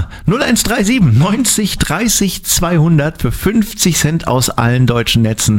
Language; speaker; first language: German; native; German